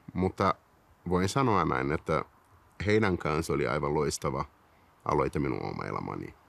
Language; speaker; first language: Finnish; non-native, fluent; Portuguese